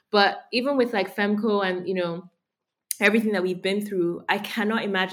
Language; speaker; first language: English; non-native, local second language; Yoruba